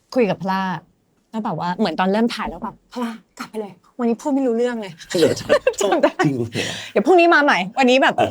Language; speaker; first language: Thai; early bilingual, heritage; English